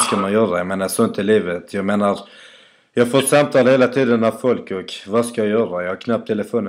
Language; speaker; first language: Swedish; native; Swedish